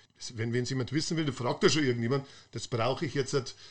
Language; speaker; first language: German; native; German